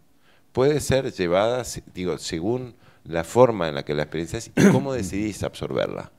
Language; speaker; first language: Spanish; native; Spanish